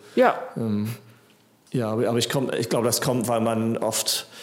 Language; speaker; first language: German; non-native, fluent; English